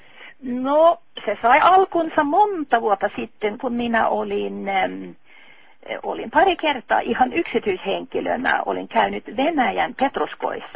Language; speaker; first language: Finnish; non-native, fluent; Norwegian